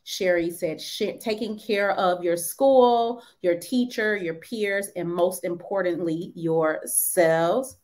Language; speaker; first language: English; native; English